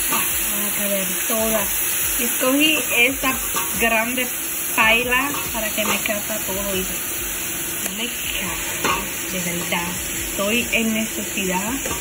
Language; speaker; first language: Spanish; early bilingual, heritage; Spanish